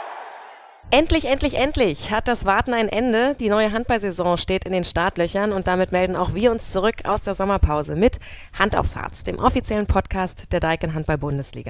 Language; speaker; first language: German; native; German